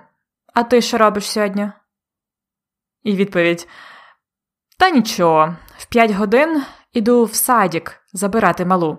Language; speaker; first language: Ukrainian; native; Ukrainian